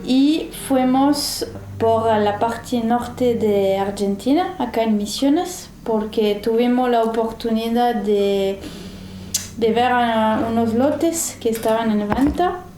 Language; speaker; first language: Spanish; non-native, fluent; French